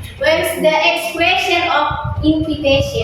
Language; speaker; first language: English; non-native, fluent; Indonesian